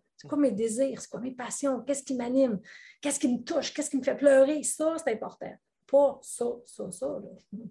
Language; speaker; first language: French; native; French